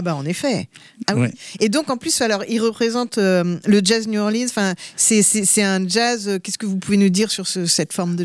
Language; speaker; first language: French; native; French